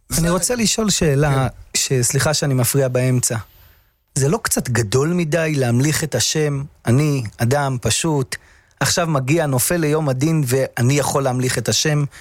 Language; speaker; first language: Hebrew; native; Hebrew